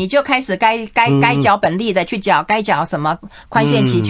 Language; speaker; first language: Chinese; native; Chinese